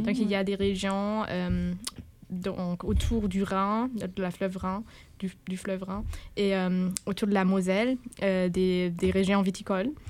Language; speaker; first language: French; non-native, fluent; German